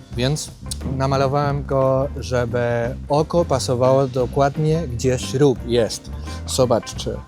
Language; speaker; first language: Polish; non-native, fluent; Spanish